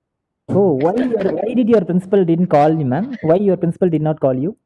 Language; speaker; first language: English; non-native, local second language; Tamil